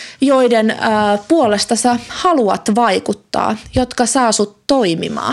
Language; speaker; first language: Finnish; non-native, learner; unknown